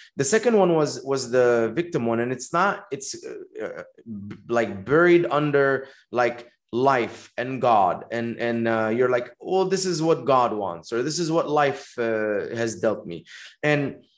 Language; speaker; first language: English; non-native, fluent; Arabic